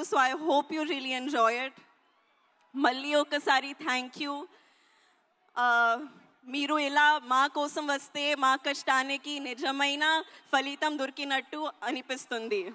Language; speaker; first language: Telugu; non-native, learner; Hindi